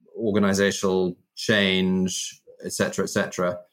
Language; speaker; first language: English; native; English